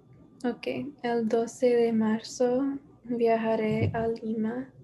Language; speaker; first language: Spanish; non-native, learner; English